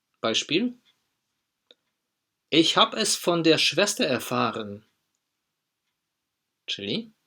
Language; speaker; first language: German; non-native, fluent; Polish